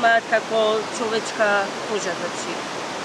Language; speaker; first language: Macedonian; native; Macedonian